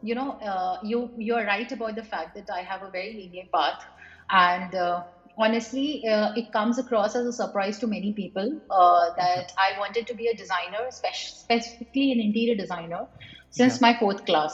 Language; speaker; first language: English; non-native, local second language; Hindi